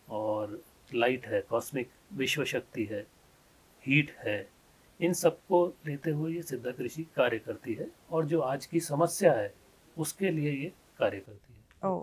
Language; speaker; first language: Hindi; native; Hindi